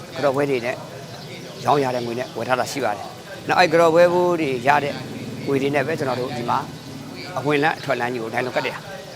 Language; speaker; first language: Burmese; native; Burmese